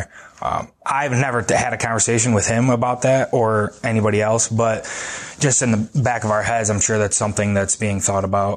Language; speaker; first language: English; native; English